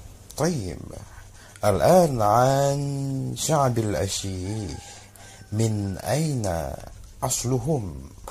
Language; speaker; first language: Arabic; non-native, learner; Indonesian